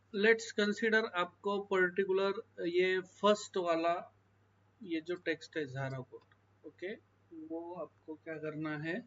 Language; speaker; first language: Hindi; non-native, local second language; Marathi